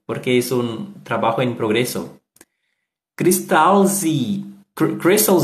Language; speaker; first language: Spanish; non-native, learner; Portuguese